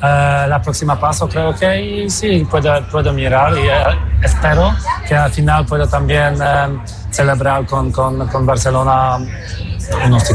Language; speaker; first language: Spanish; non-native, fluent; Polish